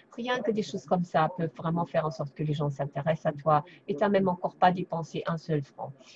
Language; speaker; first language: French; non-native, fluent; German